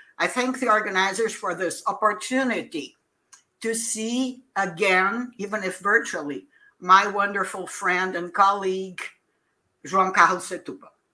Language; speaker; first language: English; non-native, fluent; Portuguese